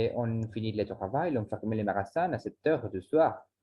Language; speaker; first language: French; non-native, learner; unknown